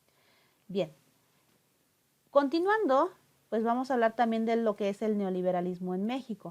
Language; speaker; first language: Spanish; native; Spanish